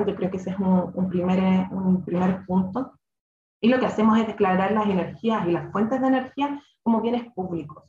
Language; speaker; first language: Spanish; native; Spanish